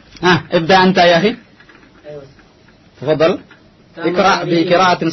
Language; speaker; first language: Arabic; non-native, fluent; Indonesian